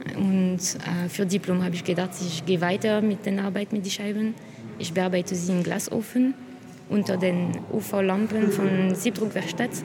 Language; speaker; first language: German; non-native, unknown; French